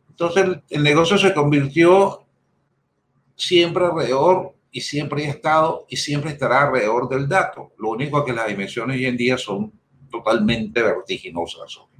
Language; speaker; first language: Spanish; native; Spanish